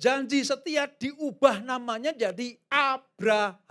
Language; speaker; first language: Indonesian; native; Indonesian